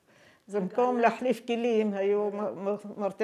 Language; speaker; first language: Hebrew; non-native, fluent; Arabic